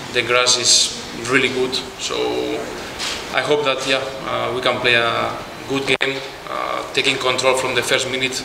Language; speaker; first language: English; non-native, fluent; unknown